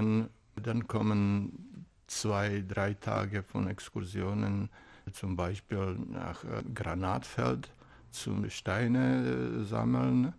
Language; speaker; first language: German; non-native, fluent; Czech